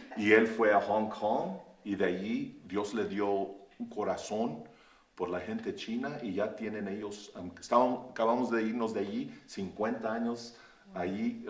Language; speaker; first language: Spanish; early bilingual, heritage; Spanish